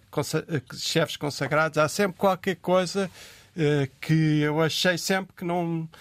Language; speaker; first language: Portuguese; native; Portuguese